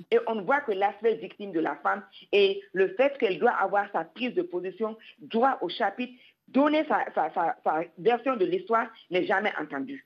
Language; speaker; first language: French; non-native, local second language; Bambara